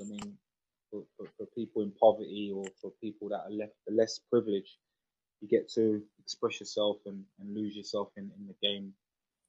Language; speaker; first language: English; native; English